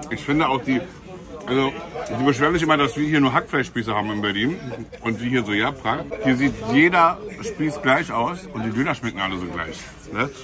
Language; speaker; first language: German; native; German